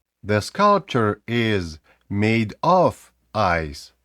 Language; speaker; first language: English; non-native, fluent; Ukrainian